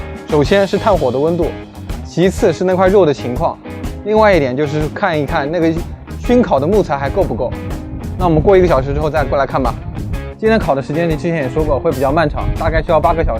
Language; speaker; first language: Chinese; native; Chinese